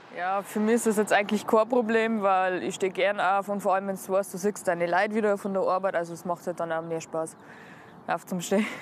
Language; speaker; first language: German; native; German